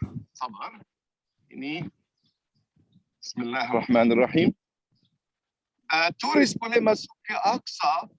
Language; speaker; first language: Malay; non-native, fluent; Arabic